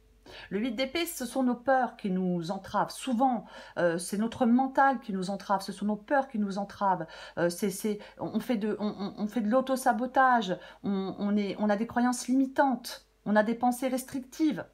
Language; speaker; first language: French; native; French